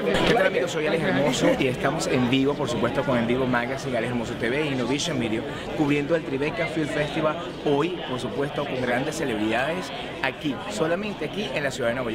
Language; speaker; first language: Spanish; native; Spanish